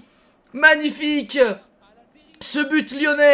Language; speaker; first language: French; native; French